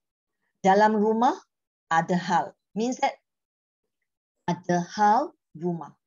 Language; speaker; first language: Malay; non-native, local second language; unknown